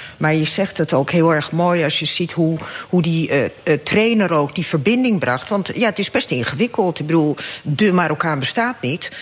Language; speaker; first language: Dutch; early bilingual, other home language; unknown